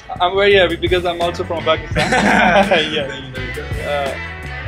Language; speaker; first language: English; non-native, local second language; Urdu